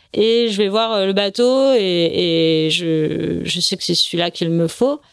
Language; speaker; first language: French; native; French